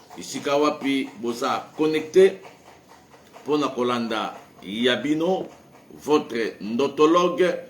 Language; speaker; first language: Lingala; non-native, local second language; Kongo